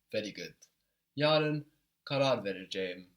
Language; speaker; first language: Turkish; non-native, fluent; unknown